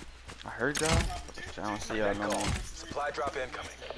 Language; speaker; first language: English; native; English